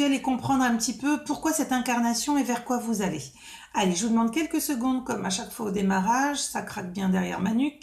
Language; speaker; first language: French; native; French